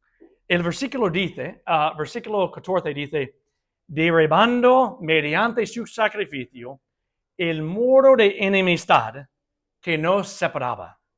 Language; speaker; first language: Spanish; non-native, fluent; English